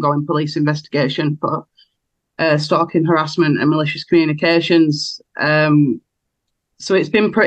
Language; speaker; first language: English; native; English